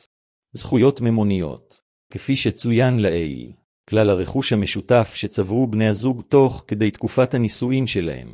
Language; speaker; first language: Hebrew; native; Hebrew